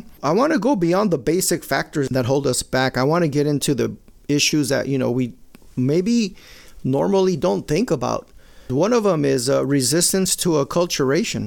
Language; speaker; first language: English; native; English